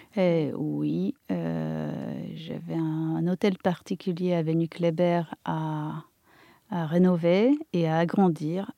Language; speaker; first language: French; non-native, fluent; Polish